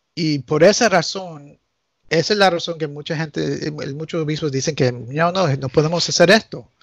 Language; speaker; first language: Spanish; early bilingual, heritage; Spanish